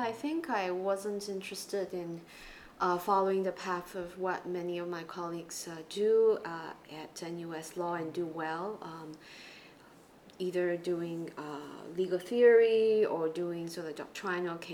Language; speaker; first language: English; non-native, local second language; Chinese